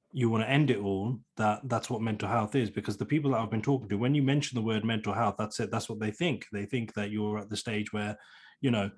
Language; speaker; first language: English; native; English